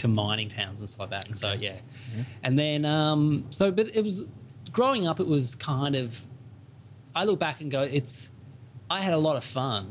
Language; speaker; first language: English; native; English